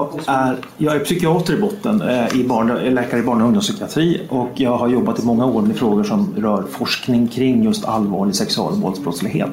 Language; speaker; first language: Swedish; native; Swedish